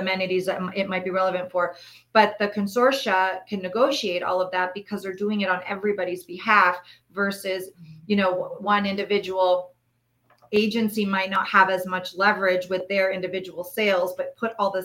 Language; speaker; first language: English; native; English